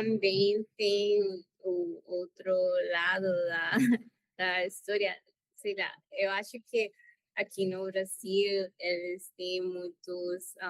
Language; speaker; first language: Portuguese; non-native, learner; Spanish